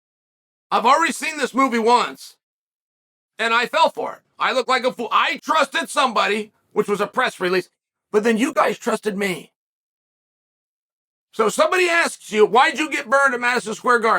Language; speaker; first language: English; native; English